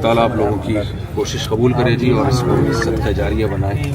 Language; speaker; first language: Urdu; native; Urdu